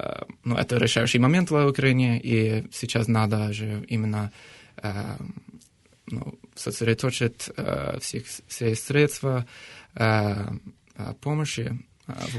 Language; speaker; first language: Russian; non-native, fluent; English